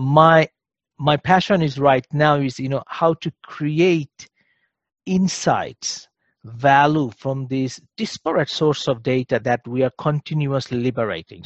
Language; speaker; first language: English; non-native, local second language; Bangla